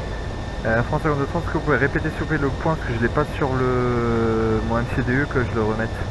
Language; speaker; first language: French; native; French